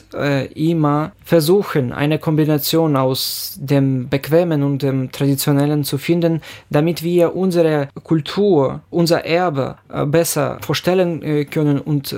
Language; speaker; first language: German; non-native, fluent; Ukrainian